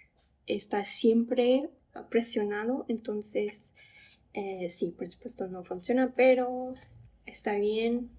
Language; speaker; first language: Spanish; non-native, fluent; English